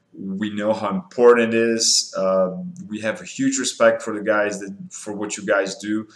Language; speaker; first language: English; non-native, fluent; Portuguese